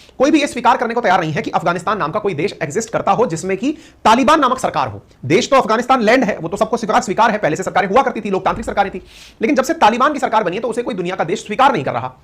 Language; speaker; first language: Hindi; native; Hindi